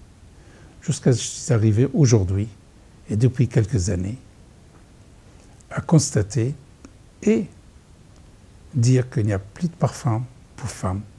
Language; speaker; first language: French; non-native, fluent; Arabic